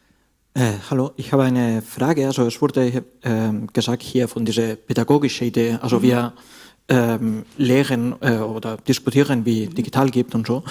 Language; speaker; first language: German; non-native, fluent; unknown